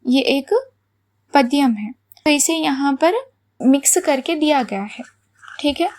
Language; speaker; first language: Hindi; non-native, local second language; Telugu